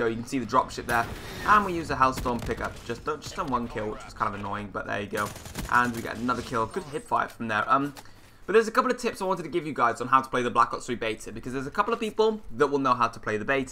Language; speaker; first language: English; native; English